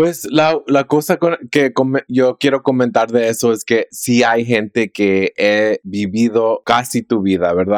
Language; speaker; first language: Spanish; early bilingual, heritage; Spanish